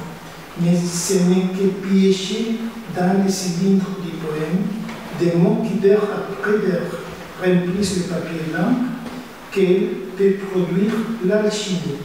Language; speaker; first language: French; non-native, fluent; Spanish